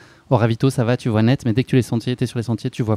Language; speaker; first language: French; native; French